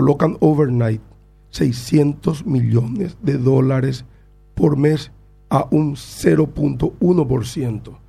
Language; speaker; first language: Spanish; native; Spanish